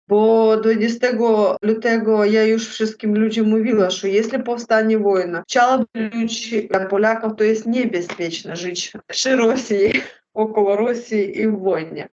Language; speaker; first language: Polish; non-native, learner; Russian